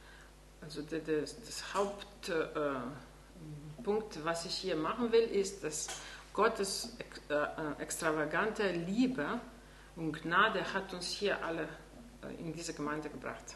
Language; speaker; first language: German; non-native, fluent; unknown